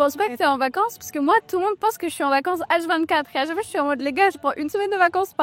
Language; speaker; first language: French; native; French